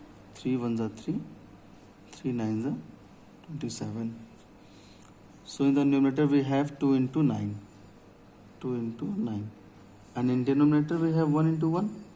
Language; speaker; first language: English; non-native, local second language; Hindi